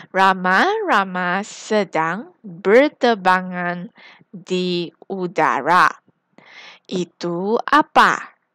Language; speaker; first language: Malay; non-native, local second language; Chinese